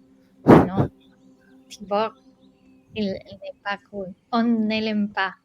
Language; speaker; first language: French; non-native, learner; Spanish